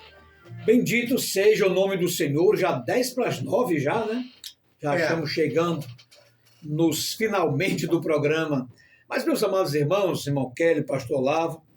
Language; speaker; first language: Portuguese; native; Portuguese